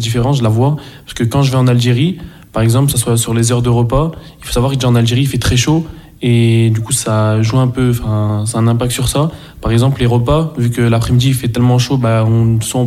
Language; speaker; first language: French; native; French